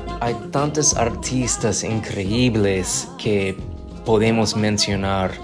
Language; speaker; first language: Spanish; non-native, fluent; English